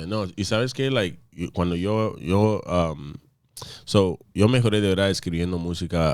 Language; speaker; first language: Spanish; early bilingual, other home language; English